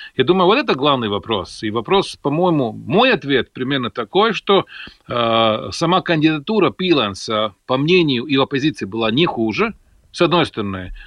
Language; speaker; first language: Russian; non-native, local second language; Latvian